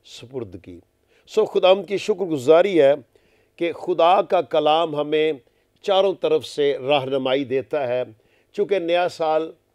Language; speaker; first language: Urdu; non-native, local second language; Punjabi